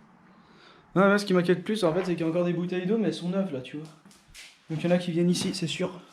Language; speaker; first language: French; native; French